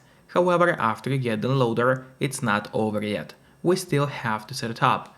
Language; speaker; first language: English; non-native, fluent; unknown